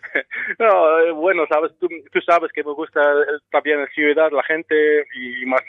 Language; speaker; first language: Spanish; non-native, fluent; Dutch